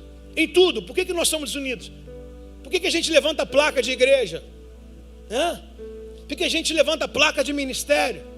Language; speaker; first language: Portuguese; native; Portuguese